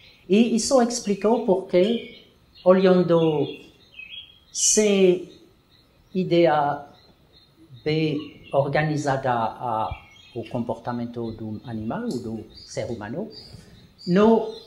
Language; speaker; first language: Portuguese; non-native, learner; French